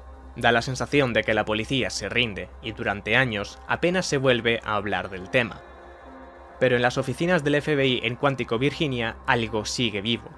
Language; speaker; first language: Spanish; native; Spanish